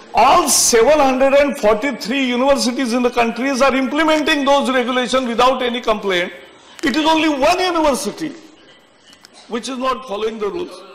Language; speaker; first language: English; non-native, local second language; Hindi